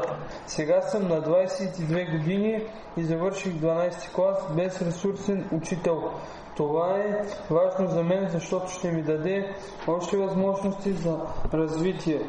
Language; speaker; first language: Bulgarian; native; Bulgarian